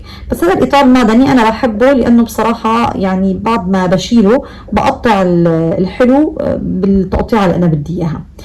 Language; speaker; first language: Arabic; native; Arabic